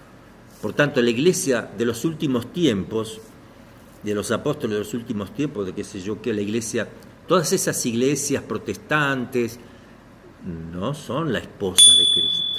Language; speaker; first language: Spanish; native; Spanish